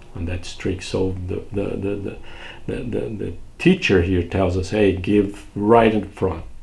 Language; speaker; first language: English; non-native, fluent; Portuguese